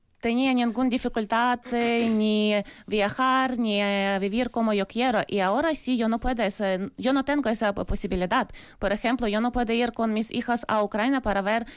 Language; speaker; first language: Spanish; non-native, learner; Ukrainian